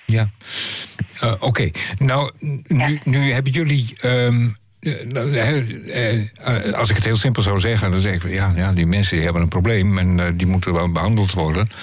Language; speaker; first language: Dutch; native; Dutch